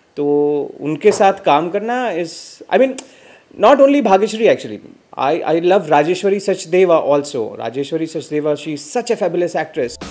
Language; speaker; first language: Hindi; native; Hindi